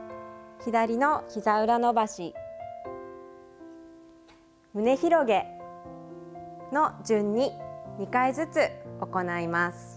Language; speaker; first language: Japanese; native; Japanese